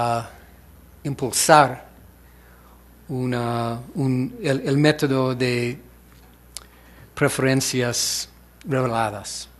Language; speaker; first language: Spanish; non-native, fluent; English